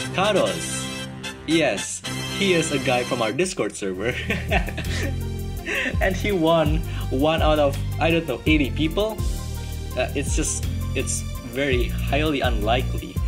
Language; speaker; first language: English; non-native, fluent; Indonesian